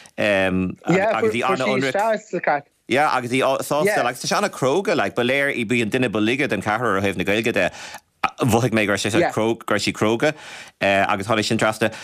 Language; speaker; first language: Irish; native; Irish